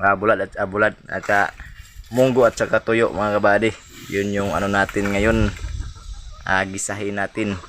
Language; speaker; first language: Filipino; non-native, local second language; Cebuano